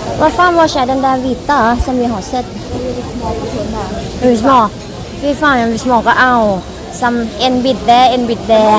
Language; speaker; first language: Swedish; non-native, learner; Thai